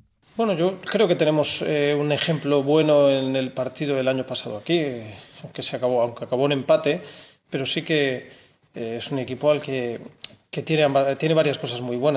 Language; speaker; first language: Spanish; native; Spanish